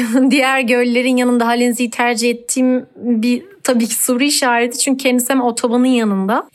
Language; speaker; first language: Turkish; native; Turkish